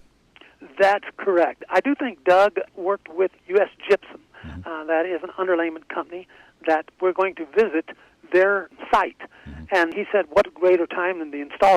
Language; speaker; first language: English; native; English